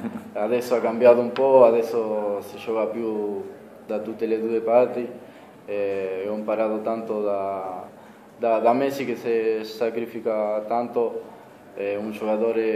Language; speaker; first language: Italian; non-native, fluent; Spanish